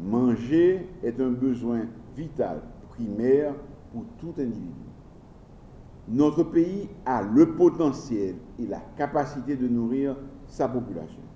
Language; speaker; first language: French; non-native, local second language; Haitian Creole